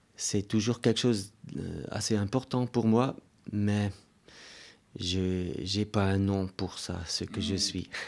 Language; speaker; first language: French; non-native, local second language; German